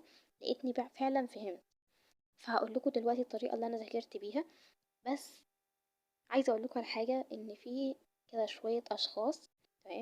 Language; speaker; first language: Arabic; native; Arabic